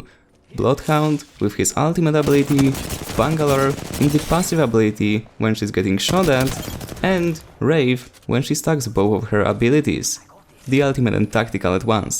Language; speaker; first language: English; non-native, fluent; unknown